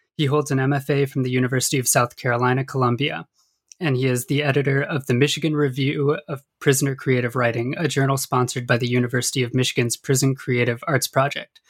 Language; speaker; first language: English; native; English